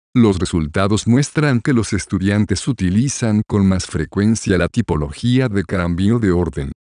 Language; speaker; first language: Spanish; native; Spanish